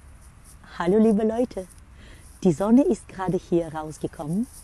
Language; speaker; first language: German; non-native, fluent; Bulgarian